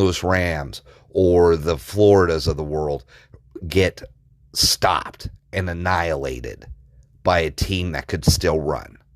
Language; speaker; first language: English; native; English